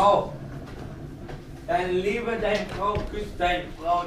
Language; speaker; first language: German; non-native, learner; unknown